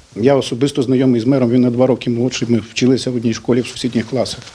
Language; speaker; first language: Ukrainian; native; Ukrainian